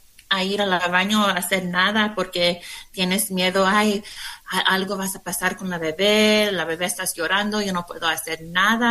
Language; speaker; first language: Spanish; non-native, learner; English